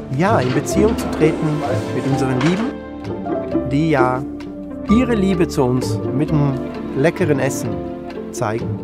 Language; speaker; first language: German; non-native, fluent; Italian